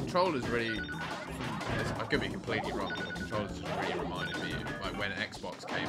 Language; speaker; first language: English; native; English